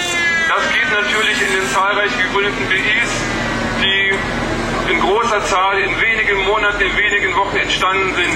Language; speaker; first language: German; native; German